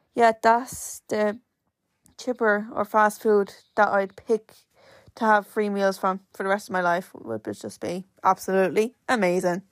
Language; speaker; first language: English; native; English